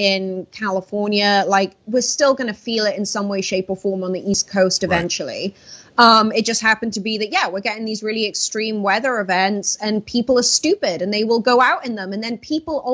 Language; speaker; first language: English; native; English